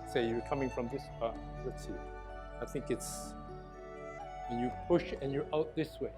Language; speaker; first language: English; native; English